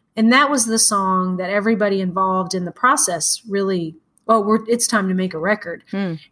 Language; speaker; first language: English; native; English